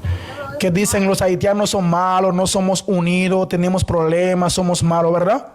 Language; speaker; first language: Spanish; non-native, learner; Haitian Creole